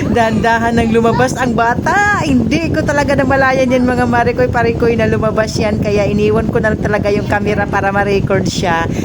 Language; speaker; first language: Filipino; native; Filipino